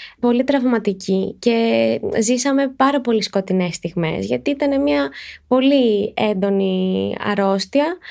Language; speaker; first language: Greek; native; Greek